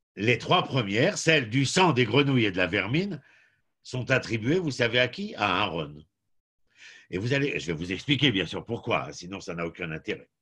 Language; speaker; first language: French; native; French